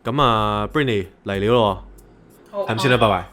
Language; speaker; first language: Cantonese; native; Cantonese